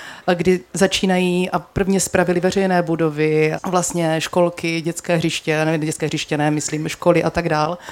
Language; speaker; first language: Czech; native; Czech